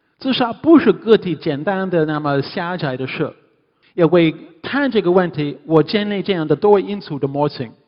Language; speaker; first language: Chinese; non-native, fluent; English